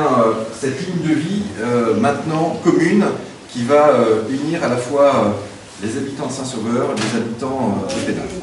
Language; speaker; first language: French; native; French